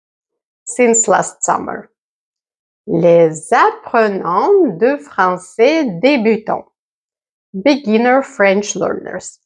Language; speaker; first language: French; native; French